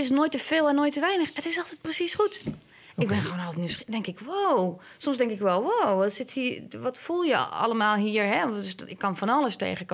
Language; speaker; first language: Dutch; native; Dutch